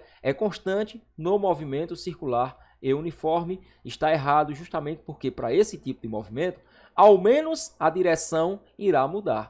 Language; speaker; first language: Portuguese; native; Portuguese